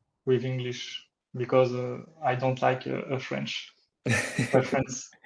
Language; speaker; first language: English; non-native, learner; French